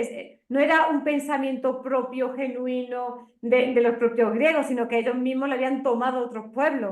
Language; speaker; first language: Spanish; native; Spanish